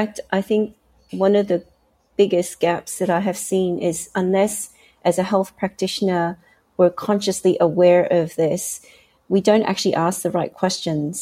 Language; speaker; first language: English; non-native, local second language; Cantonese